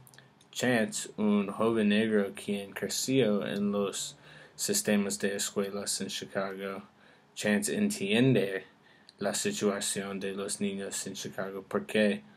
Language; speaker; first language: Spanish; non-native, learner; English